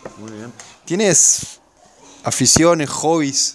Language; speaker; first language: Spanish; native; Spanish